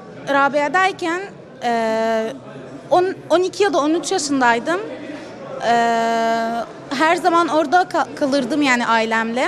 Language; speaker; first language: Turkish; non-native, fluent; Arabic